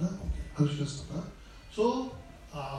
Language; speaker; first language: Russian; non-native, fluent; Tibetan